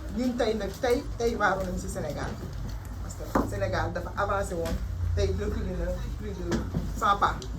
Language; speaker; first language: Wolof; non-native, local second language; Fula